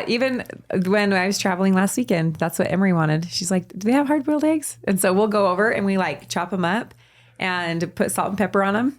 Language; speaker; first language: English; native; English